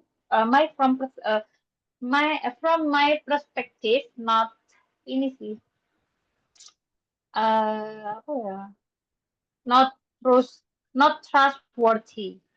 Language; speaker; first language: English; non-native, learner; Indonesian